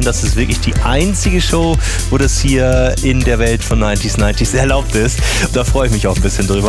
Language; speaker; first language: German; native; German